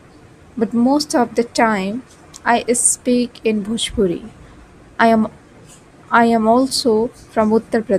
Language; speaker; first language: English; non-native, learner; Bhojpuri